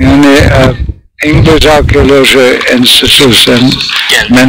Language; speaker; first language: Turkish; non-native, learner; English